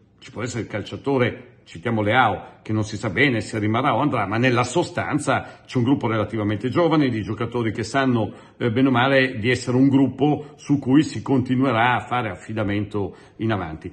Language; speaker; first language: Italian; native; Italian